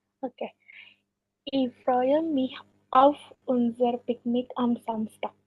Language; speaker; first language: German; non-native, learner; Indonesian